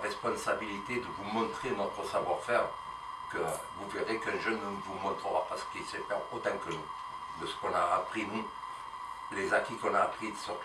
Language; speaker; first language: French; native; French